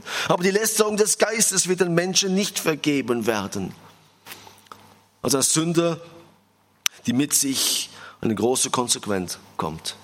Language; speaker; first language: German; non-native, fluent; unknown